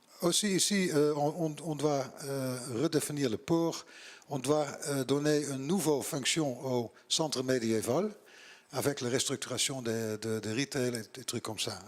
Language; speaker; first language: French; non-native, learner; Dutch